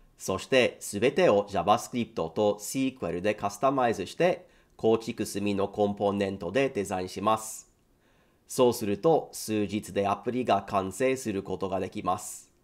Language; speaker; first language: Japanese; non-native, fluent; English